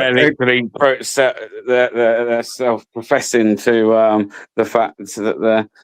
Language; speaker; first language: English; native; English